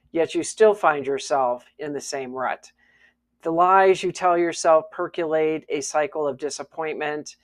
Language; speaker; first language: English; native; English